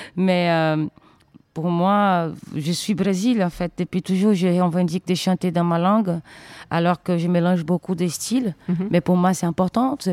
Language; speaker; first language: French; non-native, fluent; Portuguese